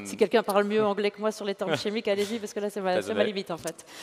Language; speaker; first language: French; native; French